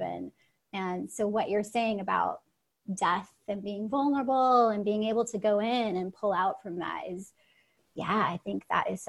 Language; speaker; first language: English; early bilingual, other home language; Russian